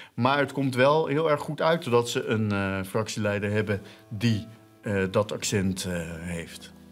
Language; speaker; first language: Dutch; native; Dutch